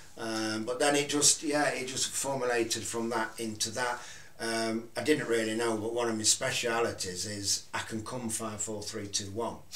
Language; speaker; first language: English; native; English